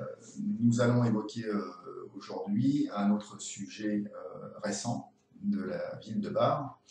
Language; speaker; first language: French; native; French